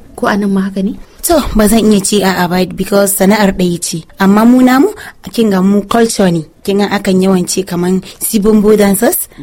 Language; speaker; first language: Hausa; non-native, local second language; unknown